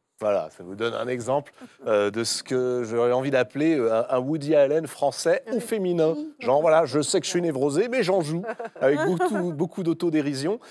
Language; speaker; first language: French; native; French